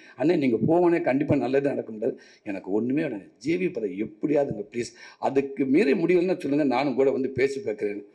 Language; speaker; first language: Tamil; native; Tamil